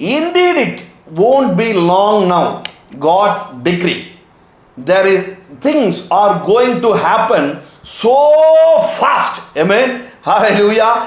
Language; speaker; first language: English; non-native, local second language; Tamil